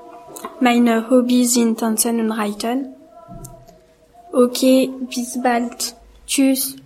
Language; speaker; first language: German; non-native, learner; French